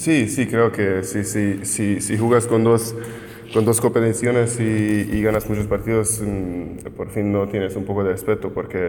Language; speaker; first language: Spanish; non-native, fluent; Hungarian